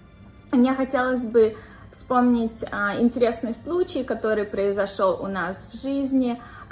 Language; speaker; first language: Russian; native; Russian